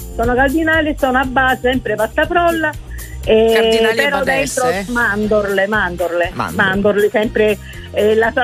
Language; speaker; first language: Italian; native; Italian